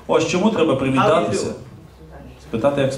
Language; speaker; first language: Ukrainian; native; Ukrainian